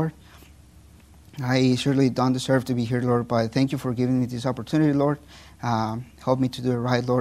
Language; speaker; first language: English; non-native, fluent; Spanish